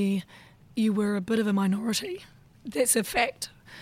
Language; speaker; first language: English; native; English